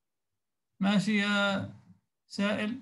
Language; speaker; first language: Arabic; native; Arabic